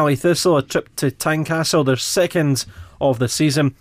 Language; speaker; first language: English; native; English